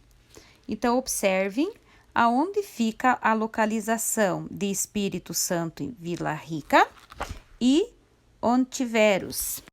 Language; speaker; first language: Portuguese; native; Portuguese